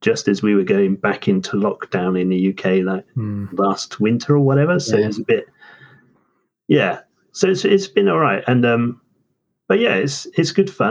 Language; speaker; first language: English; native; English